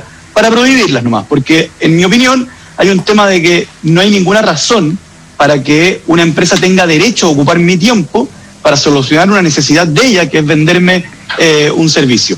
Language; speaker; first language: Spanish; native; Spanish